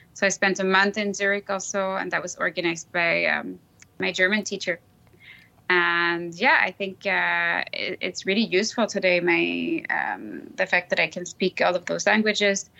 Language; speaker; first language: English; non-native, fluent; French